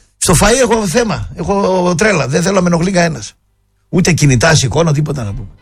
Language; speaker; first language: Greek; native; Greek